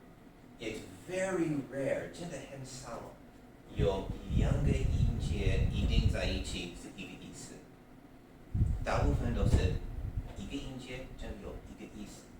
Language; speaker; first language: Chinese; non-native, fluent; English